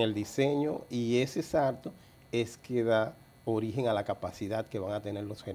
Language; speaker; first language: Spanish; native; Spanish